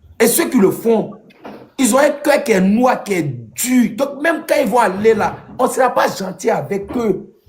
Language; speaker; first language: French; non-native, local second language; Dyula